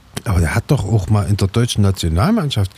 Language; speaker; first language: German; native; German